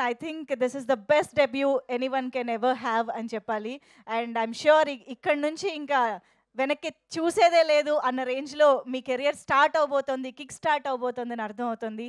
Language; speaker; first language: Telugu; native; Telugu